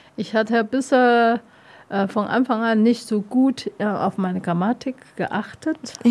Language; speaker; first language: German; non-native, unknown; Chinese